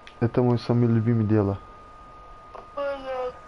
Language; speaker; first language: Russian; non-native, learner; Turkish